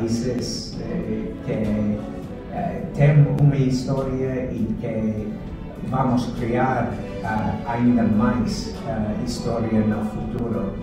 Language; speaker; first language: Portuguese; non-native, fluent; English